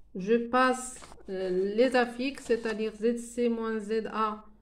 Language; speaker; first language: French; non-native, local second language; Arabic